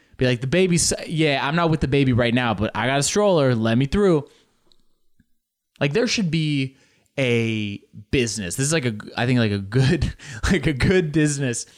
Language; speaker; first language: English; early bilingual, other home language; Spanish